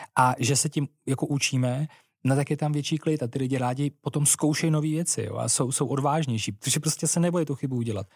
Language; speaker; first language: Czech; native; Czech